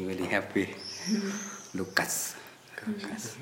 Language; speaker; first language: English; non-native, learner; Thai